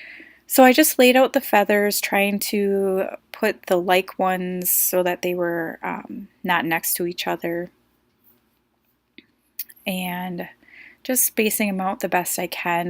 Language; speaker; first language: English; native; English